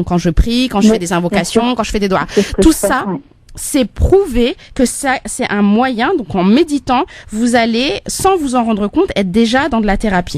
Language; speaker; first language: French; native; French